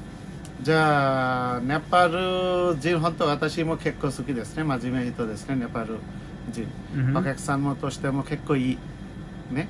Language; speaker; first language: Japanese; non-native, learner; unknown